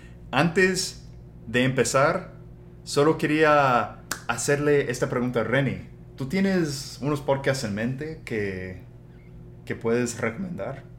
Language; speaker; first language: Spanish; non-native, fluent; English